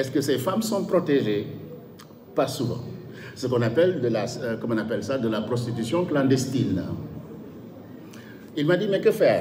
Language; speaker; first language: French; non-native, local second language; Wolof